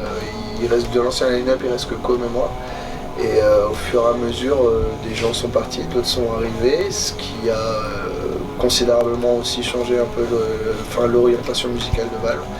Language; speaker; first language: French; native; French